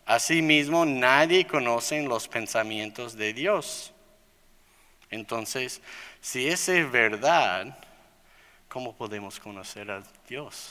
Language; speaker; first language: Spanish; non-native, fluent; English